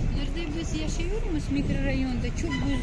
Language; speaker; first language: Turkish; non-native, learner; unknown